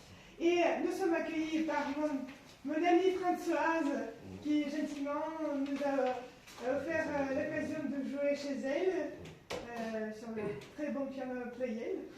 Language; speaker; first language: French; non-native, fluent; Ukrainian